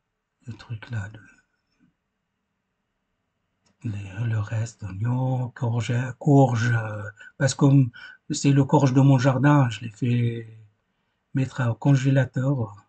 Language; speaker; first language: French; non-native, fluent; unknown